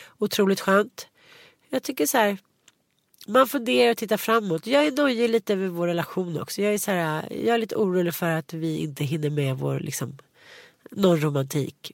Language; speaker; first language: Swedish; native; Swedish